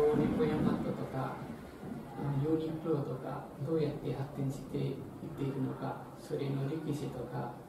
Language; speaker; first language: Japanese; non-native, fluent; Nepali